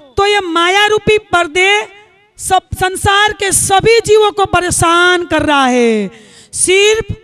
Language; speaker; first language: Hindi; non-native, local second language; Gujarati